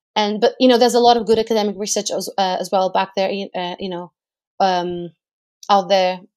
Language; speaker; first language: English; non-native, fluent; Portuguese